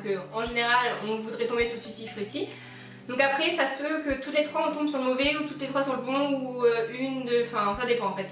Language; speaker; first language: French; native; French